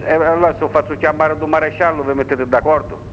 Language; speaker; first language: Italian; native; Italian